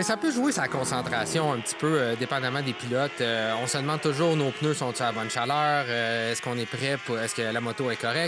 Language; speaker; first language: French; native; French